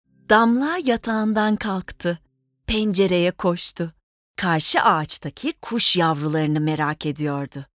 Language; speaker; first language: Turkish; native; Turkish